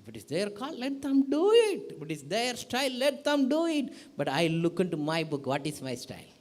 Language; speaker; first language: English; non-native, local second language; Tamil